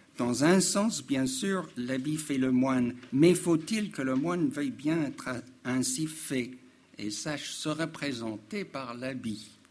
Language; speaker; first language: French; non-native, fluent; English